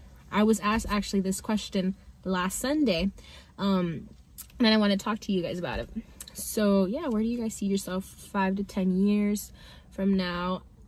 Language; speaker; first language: English; early bilingual, other home language; Spanish